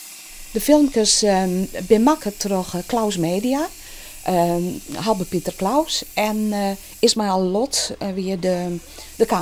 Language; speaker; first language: Dutch; non-native, local second language; Western Frisian